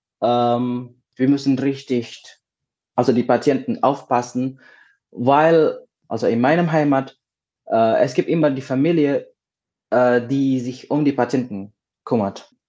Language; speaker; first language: German; non-native, learner; Indonesian